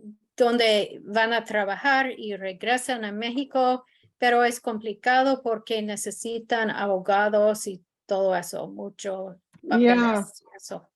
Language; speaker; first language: Spanish; non-native, learner; English